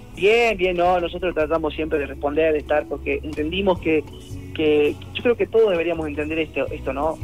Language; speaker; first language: Spanish; native; Spanish